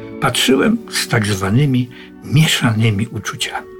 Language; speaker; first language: Polish; native; Polish